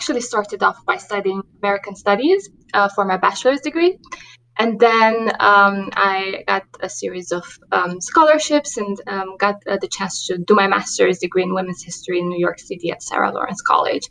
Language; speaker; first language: English; non-native, fluent; Romanian